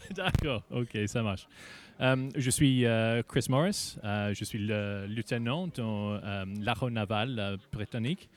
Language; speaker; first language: French; non-native, learner; English